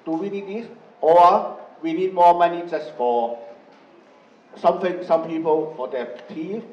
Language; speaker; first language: English; non-native, learner; Chinese